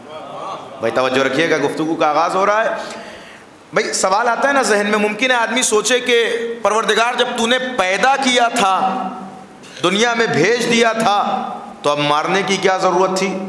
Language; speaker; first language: Urdu; native; Urdu